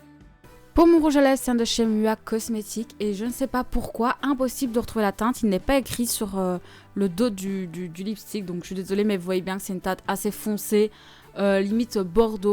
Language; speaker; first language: French; native; French